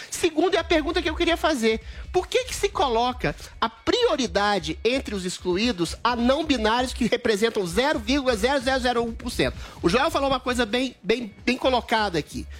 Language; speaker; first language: Portuguese; native; Portuguese